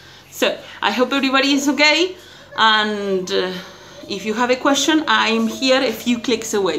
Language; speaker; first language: English; non-native, fluent; Spanish